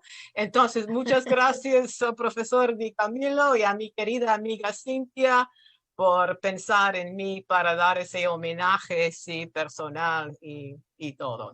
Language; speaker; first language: Spanish; non-native, fluent; English